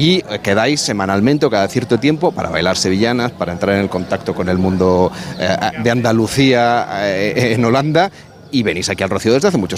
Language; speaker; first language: Spanish; native; Spanish